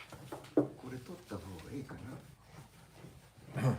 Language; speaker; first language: Japanese; native; Japanese